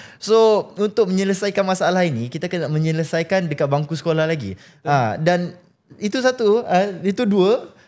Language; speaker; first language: Malay; non-native, local second language; Chinese